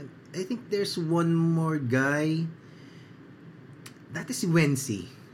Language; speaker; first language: English; non-native, local second language; Filipino